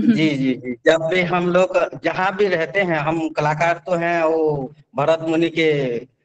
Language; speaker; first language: Hindi; non-native, local second language; Odia